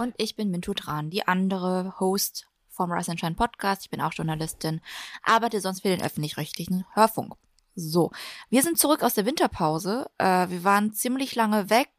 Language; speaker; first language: German; early bilingual, other home language; Vietnamese